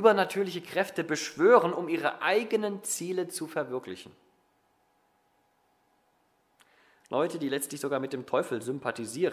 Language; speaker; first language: German; native; German